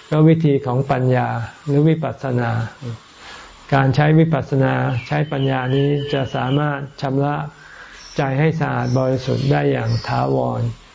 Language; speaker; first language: Thai; native; Thai